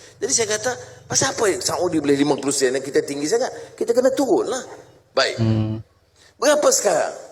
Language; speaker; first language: Malay; native; Malay